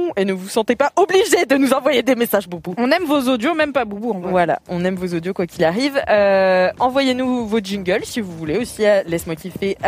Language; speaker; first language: French; native; French